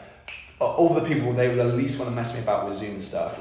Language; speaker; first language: English; native; English